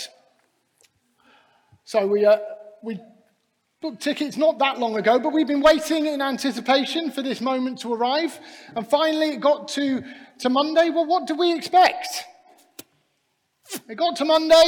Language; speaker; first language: English; native; English